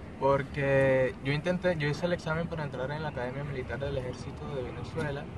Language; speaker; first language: Spanish; native; Spanish